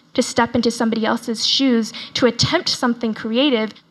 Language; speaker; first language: English; early bilingual, other home language; Chinese